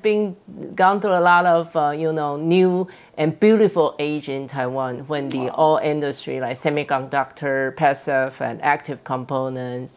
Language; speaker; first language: English; non-native, fluent; Chinese